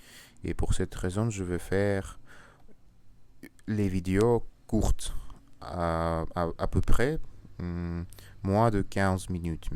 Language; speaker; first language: French; non-native, learner; Russian